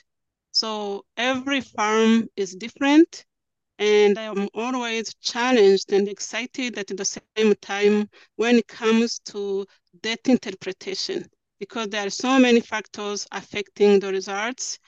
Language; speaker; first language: English; non-native, local second language; Kinyarwanda